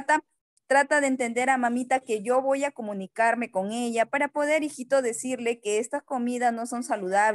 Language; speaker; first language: Spanish; native; Spanish